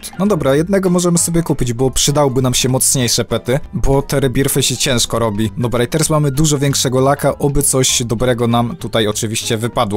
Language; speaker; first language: Polish; native; Polish